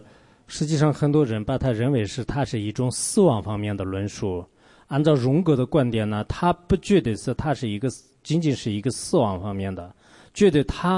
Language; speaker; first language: Chinese; non-native, local second language; Tibetan